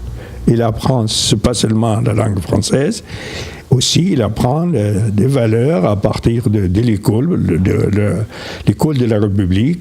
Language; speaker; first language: French; non-native, fluent; Arabic